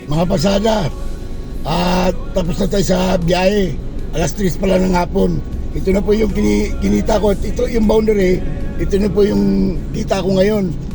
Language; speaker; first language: Filipino; non-native, local second language; Cebuano